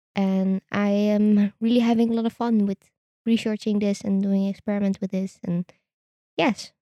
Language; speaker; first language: English; non-native, fluent; Dutch